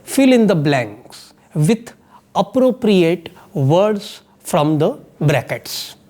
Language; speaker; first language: English; non-native, local second language; Gujarati